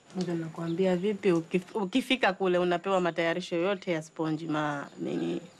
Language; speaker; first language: Swahili; native; Swahili